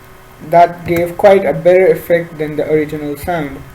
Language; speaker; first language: English; non-native, local second language; Urdu